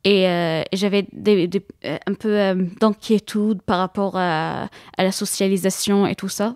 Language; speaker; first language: French; non-native, fluent; Arabic